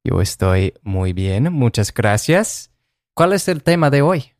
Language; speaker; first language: Spanish; non-native, fluent; English